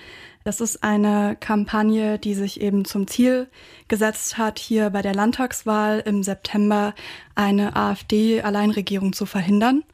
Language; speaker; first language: German; native; German